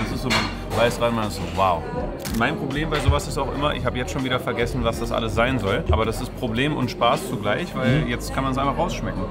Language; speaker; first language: German; native; German